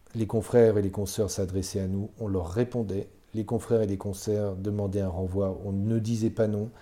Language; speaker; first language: French; native; French